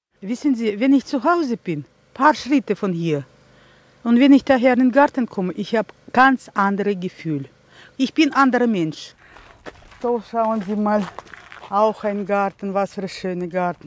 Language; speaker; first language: German; early bilingual, heritage; German